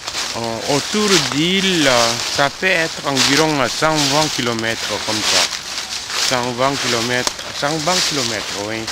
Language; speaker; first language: French; non-native, fluent; Korean